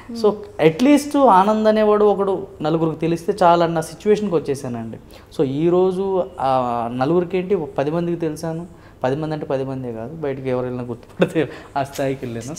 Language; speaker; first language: Telugu; native; Telugu